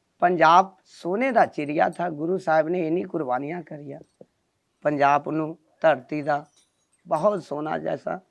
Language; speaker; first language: Punjabi; non-native, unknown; Nepali